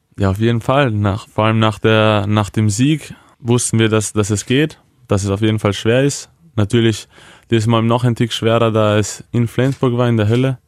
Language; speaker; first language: German; early bilingual, other home language; Croatian